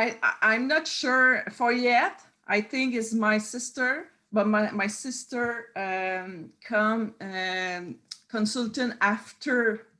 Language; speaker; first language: English; non-native, learner; French